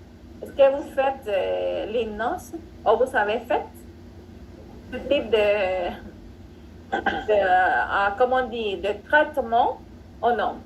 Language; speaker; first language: French; non-native, fluent; Spanish